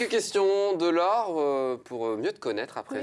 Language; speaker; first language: French; native; French